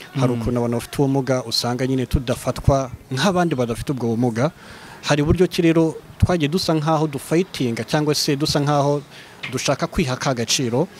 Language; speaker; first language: Kinyarwanda; early bilingual, heritage; Kinyarwanda